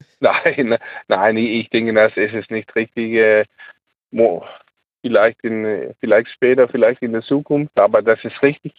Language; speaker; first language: German; non-native, learner; Danish